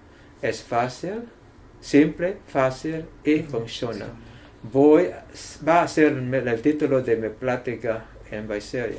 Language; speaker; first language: Spanish; non-native, learner; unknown